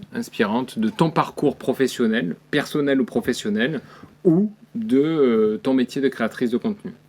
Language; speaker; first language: French; native; French